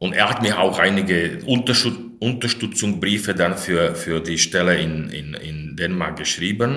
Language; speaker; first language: German; non-native, fluent; Slovak